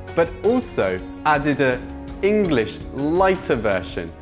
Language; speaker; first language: English; early bilingual, other home language; French